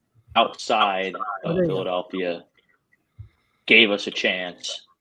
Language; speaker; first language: English; native; English